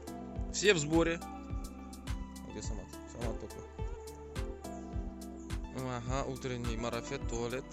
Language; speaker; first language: Russian; native; Russian